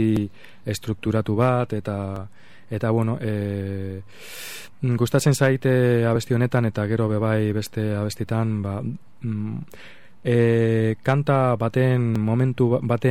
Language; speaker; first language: Basque; non-native, local second language; Spanish